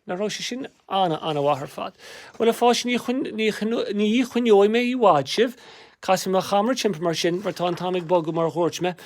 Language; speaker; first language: Irish; native; Irish